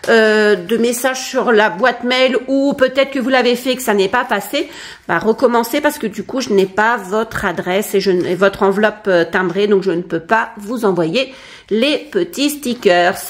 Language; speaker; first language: French; native; French